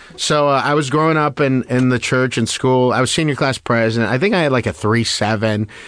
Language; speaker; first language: English; native; English